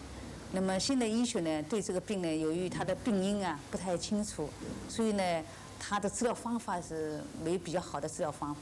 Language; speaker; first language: Chinese; native; Chinese